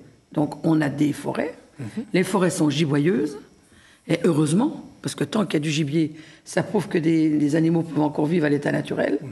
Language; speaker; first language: French; native; French